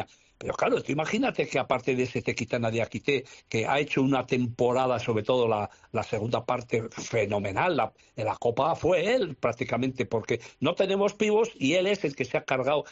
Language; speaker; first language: Spanish; native; Spanish